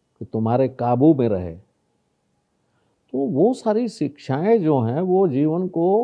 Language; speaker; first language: Hindi; native; Hindi